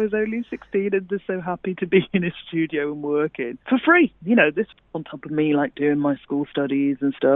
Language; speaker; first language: English; native; English